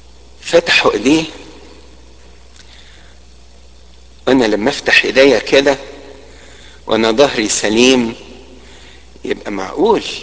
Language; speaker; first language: Arabic; native; Arabic